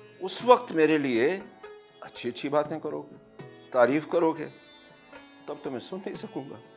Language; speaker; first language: Urdu; native; Urdu